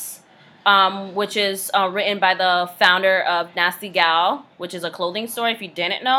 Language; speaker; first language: English; non-native, fluent; Haitian Creole